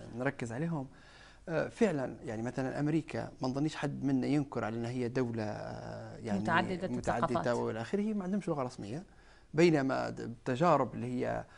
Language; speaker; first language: Arabic; non-native, local second language; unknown